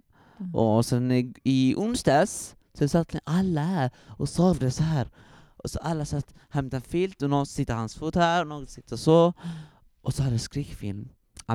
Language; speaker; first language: Swedish; early bilingual, other home language; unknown